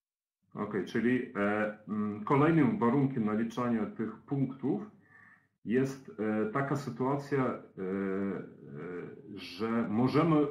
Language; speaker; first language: Polish; native; Polish